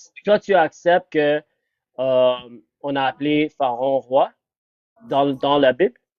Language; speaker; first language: French; non-native, fluent; English